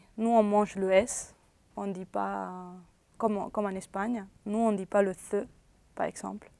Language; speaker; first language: French; early bilingual, other home language; Spanish